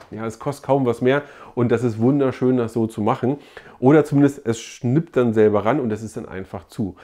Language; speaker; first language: German; native; German